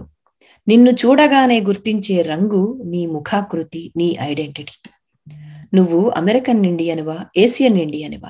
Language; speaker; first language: Telugu; native; Telugu